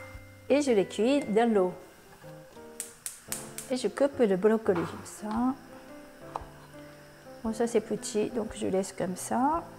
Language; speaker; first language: French; non-native, fluent; Japanese